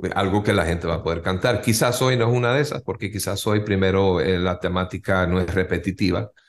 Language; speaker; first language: Spanish; native; Spanish